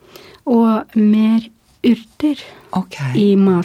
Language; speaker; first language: Norwegian; non-native, fluent; Russian